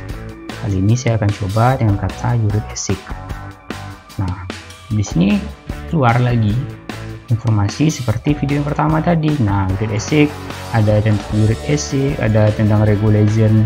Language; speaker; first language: Indonesian; native; Indonesian